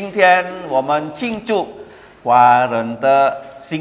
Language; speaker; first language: Chinese; early bilingual, heritage; Chinese